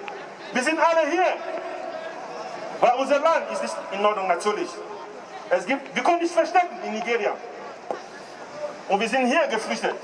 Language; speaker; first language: German; non-native, learner; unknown